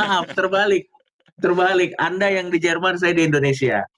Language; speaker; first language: Indonesian; native; Indonesian